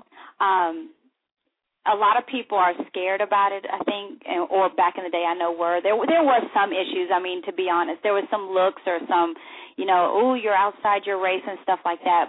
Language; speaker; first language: English; native; English